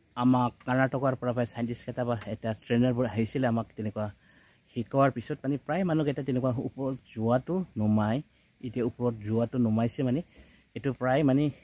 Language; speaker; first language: Assamese; non-native, local second language; Garo